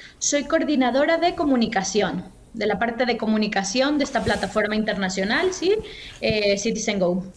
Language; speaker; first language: Spanish; native; Spanish